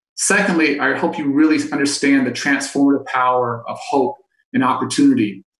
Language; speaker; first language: English; native; English